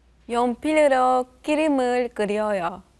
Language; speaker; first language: Korean; non-native, learner; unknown